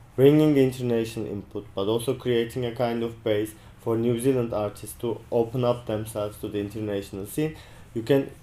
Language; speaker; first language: English; non-native, fluent; Turkish